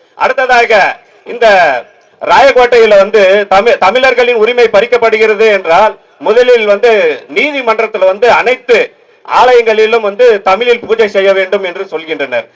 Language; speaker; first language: Tamil; native; Tamil